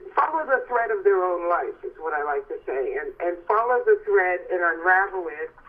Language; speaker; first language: English; native; English